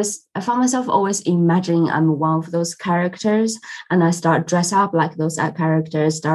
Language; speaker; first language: English; non-native, fluent; Chinese